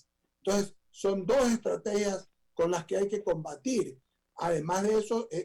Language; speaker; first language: Spanish; native; Spanish